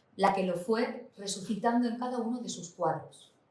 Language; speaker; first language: Spanish; non-native, local second language; Catalan